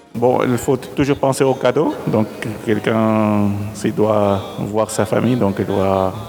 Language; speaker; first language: French; non-native, fluent; Arabic